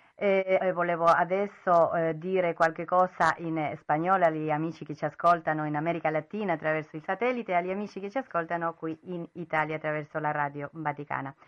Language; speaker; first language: Italian; non-native, fluent; Spanish